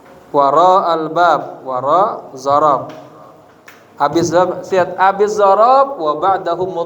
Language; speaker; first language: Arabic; non-native, fluent; Indonesian